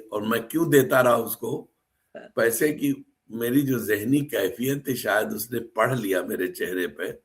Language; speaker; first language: Urdu; native; Urdu